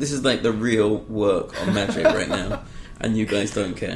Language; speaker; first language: English; native; English